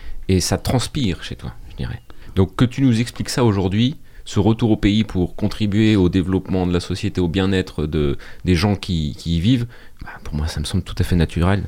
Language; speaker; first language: French; native; French